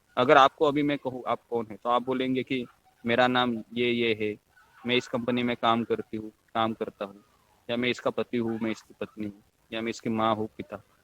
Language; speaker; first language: Hindi; non-native, local second language; Marathi